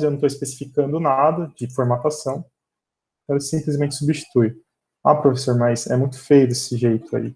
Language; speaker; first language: Portuguese; native; Portuguese